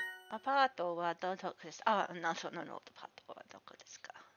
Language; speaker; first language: Japanese; non-native, learner; English